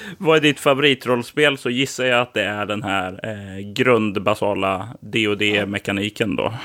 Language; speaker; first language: Swedish; native; Swedish